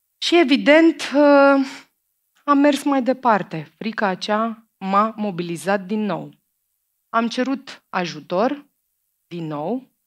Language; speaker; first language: Romanian; non-native, fluent; Macedonian